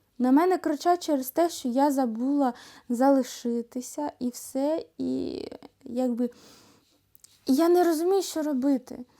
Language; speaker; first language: Ukrainian; non-native, local second language; Russian